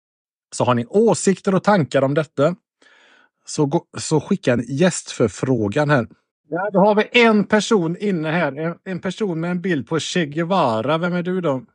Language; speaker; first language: Swedish; native; Swedish